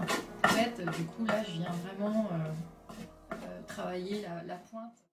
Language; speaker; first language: French; native; French